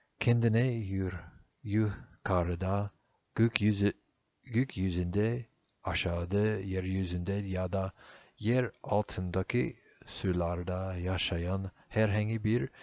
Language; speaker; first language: Turkish; non-native, fluent; English